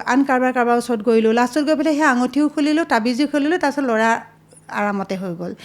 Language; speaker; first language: Assamese; native; Assamese